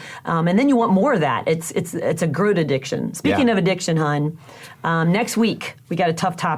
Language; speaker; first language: English; native; English